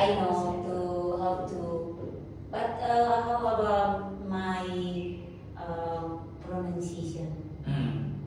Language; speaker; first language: English; non-native, learner; Indonesian